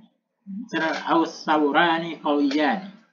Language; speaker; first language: Arabic; non-native, fluent; Indonesian